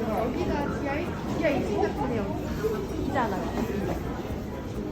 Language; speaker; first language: Korean; native; Korean